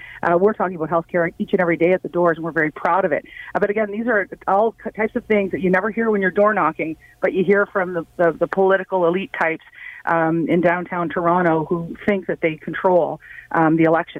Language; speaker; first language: English; native; English